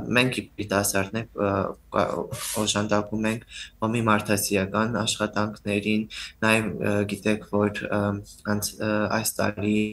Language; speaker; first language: Armenian; native; Armenian